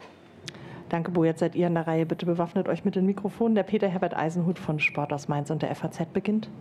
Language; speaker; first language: German; native; German